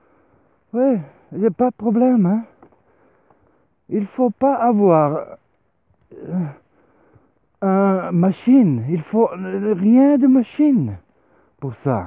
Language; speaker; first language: French; non-native, learner; Swiss German